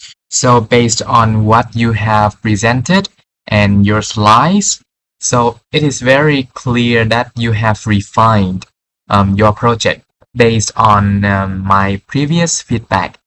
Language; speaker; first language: English; non-native, fluent; Vietnamese